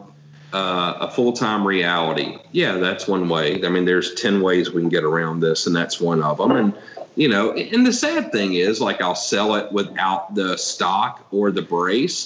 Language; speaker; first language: English; native; English